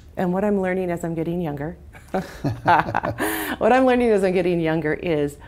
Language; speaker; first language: English; native; English